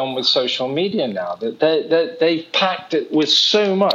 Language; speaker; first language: English; native; English